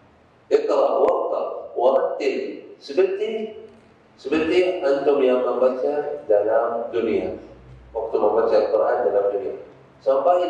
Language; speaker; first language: Indonesian; non-native, fluent; Arabic